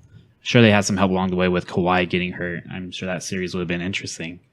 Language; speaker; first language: English; native; English